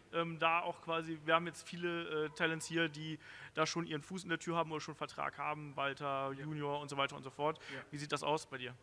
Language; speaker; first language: German; native; German